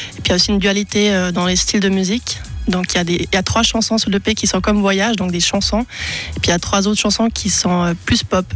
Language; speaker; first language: French; non-native, local second language; German